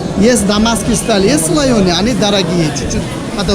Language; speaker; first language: Russian; non-native, local second language; Uzbek